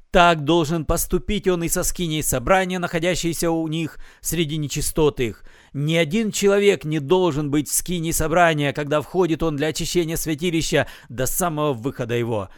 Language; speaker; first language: Russian; native; Russian